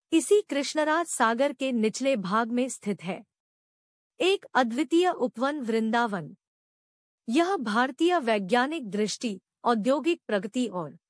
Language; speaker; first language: Hindi; native; Hindi